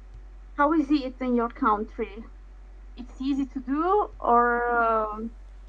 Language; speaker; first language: English; non-native, fluent; Italian